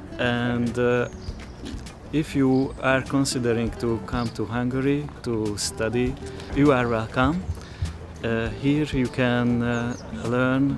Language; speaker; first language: English; non-native, fluent; Hungarian